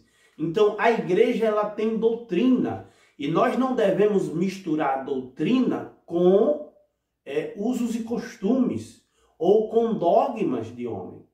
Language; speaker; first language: Portuguese; native; Portuguese